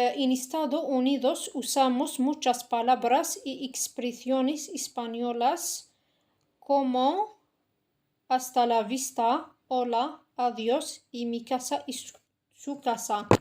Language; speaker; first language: Spanish; non-native, fluent; French